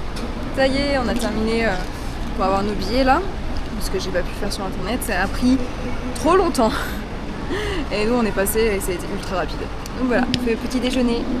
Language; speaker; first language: French; native; French